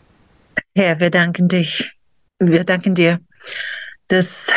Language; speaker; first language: German; non-native, fluent; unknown